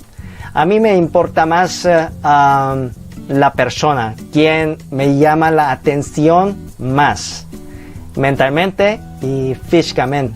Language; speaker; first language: Spanish; non-native, fluent; Korean